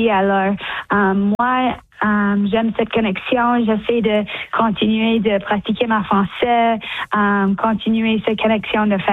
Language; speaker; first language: French; non-native, local second language; English